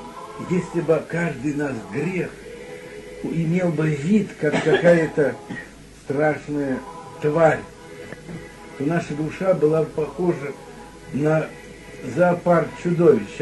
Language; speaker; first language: Russian; native; Russian